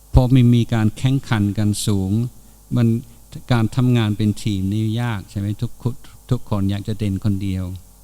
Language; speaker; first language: Thai; non-native, fluent; English